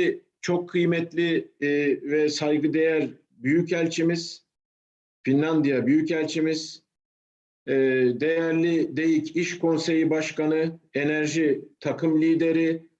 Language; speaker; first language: Turkish; native; Turkish